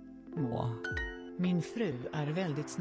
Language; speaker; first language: Swedish; non-native, learner; English